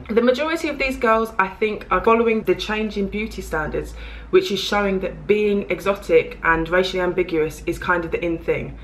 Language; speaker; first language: English; native; English